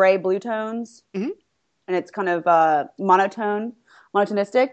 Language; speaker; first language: English; native; English